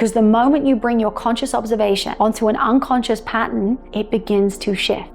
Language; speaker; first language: English; native; English